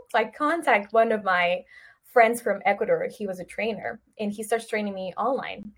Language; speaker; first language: English; early bilingual, other home language; Spanish